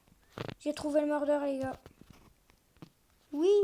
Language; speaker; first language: French; native; French